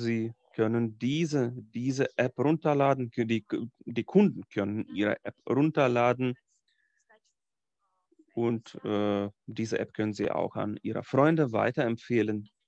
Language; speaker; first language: German; non-native, fluent; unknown